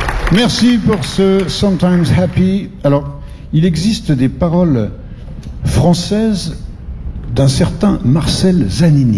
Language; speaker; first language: French; native; French